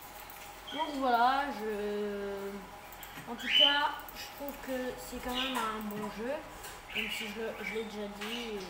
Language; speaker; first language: French; native; French